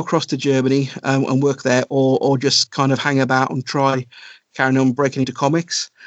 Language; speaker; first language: English; native; English